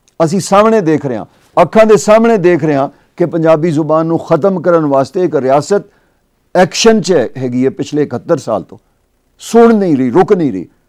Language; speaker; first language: Punjabi; native; Punjabi